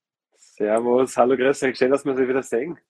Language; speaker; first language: German; native; German